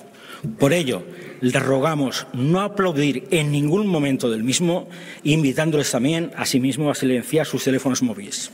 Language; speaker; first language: Spanish; native; Spanish